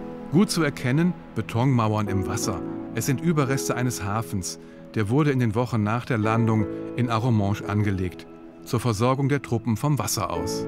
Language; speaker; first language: German; native; German